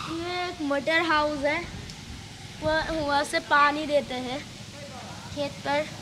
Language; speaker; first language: Hindi; non-native, learner; Bangla